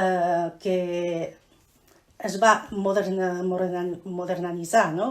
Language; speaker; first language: Catalan; non-native, fluent; Chinese